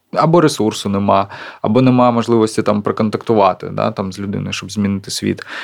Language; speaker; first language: Ukrainian; non-native, local second language; Russian